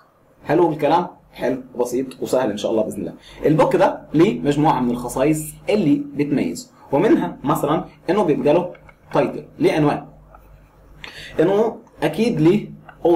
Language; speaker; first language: Arabic; native; Arabic